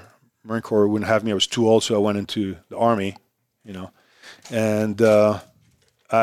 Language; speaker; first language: English; non-native, fluent; French